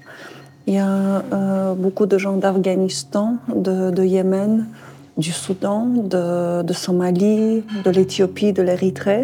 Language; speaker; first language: French; non-native, fluent; Polish